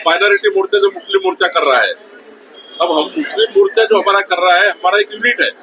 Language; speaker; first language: Hindi; non-native, local second language; Marathi